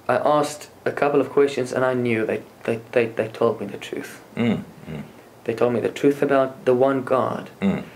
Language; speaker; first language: English; non-native, local second language; Afrikaans